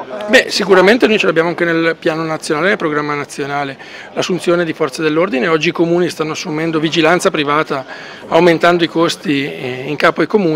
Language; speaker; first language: Italian; native; Italian